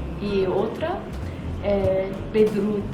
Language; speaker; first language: Portuguese; non-native, fluent; Persian